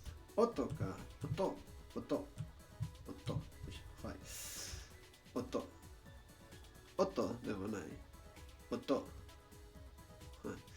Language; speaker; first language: Japanese; non-native, learner; Spanish